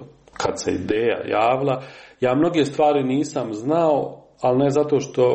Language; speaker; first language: Serbian; native; Serbian